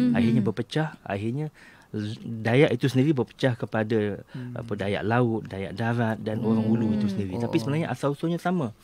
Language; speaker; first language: Malay; non-native, local second language; Iban